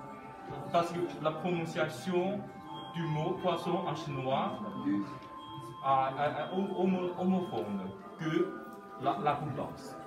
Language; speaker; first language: French; non-native, fluent; Chinese